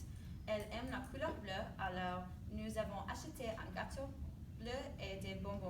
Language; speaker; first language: French; non-native, learner; English